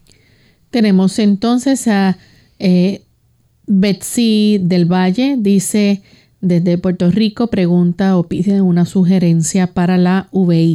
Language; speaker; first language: Spanish; native; Spanish